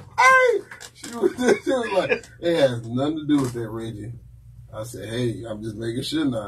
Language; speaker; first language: English; native; English